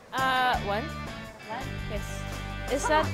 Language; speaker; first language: English; non-native, local second language; Filipino